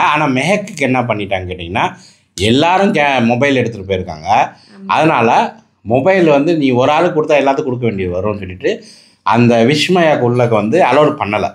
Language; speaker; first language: Tamil; native; Tamil